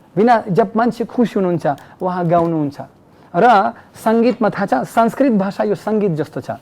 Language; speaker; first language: Nepali; non-native, fluent; Russian